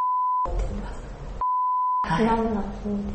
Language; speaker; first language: Japanese; non-native, learner; Russian